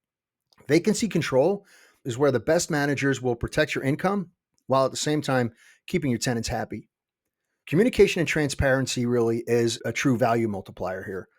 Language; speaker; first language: English; native; English